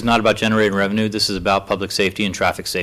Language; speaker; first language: English; native; English